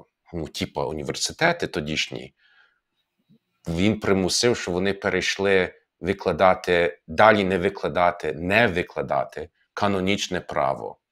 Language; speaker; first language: Ukrainian; non-native, fluent; English